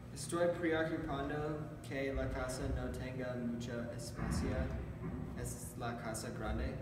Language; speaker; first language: Spanish; non-native, learner; English